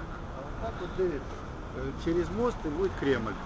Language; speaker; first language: Russian; native; Russian